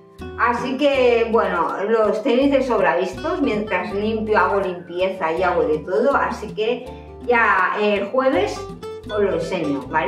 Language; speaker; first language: Spanish; native; Spanish